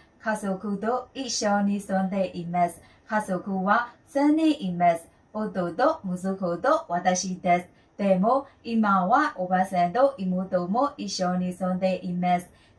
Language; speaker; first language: Japanese; non-native, learner; Burmese